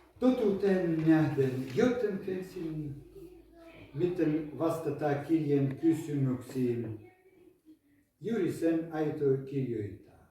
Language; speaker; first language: Finnish; non-native, learner; Ukrainian